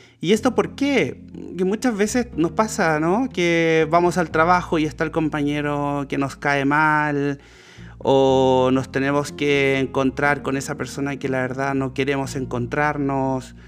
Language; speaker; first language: Spanish; native; Spanish